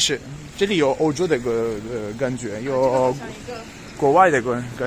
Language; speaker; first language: Chinese; non-native, fluent; Italian